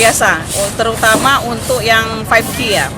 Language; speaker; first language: Indonesian; native; Indonesian